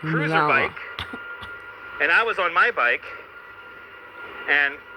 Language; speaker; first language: English; native; English